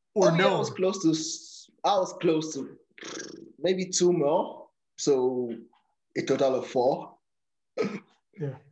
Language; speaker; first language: English; non-native, local second language; Yoruba